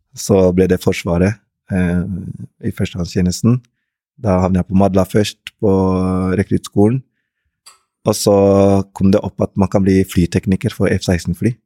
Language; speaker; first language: Norwegian; early bilingual, other home language; Rundi